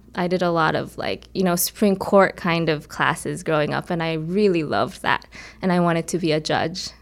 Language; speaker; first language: English; early bilingual, other home language; Korean